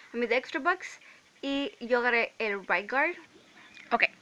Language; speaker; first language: Spanish; early bilingual, other home language; English